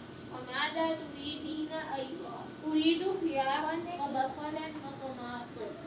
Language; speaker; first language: Arabic; non-native, learner; Urdu